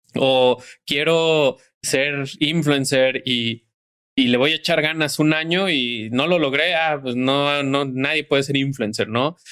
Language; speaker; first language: Spanish; native; Spanish